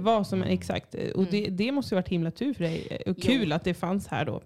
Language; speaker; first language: Swedish; native; Swedish